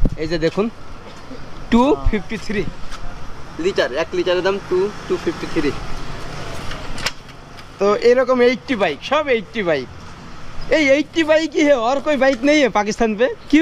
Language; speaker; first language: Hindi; non-native, learner; Bangla